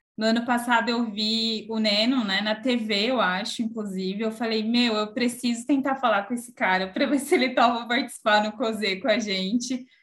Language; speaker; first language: Portuguese; native; Portuguese